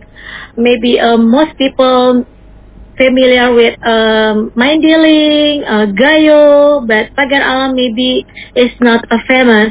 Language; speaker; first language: English; non-native, learner; Indonesian